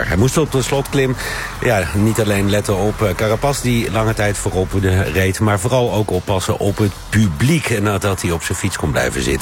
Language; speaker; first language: Dutch; native; Dutch